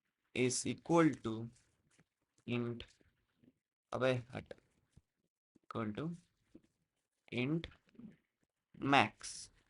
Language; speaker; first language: English; non-native, local second language; Hindi